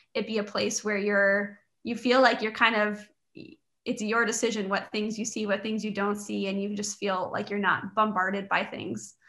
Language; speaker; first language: English; native; English